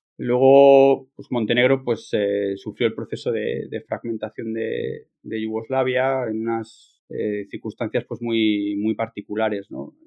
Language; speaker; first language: Spanish; native; Spanish